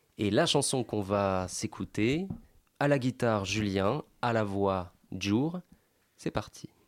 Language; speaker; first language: French; native; French